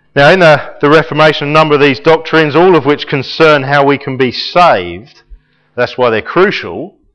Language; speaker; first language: English; native; English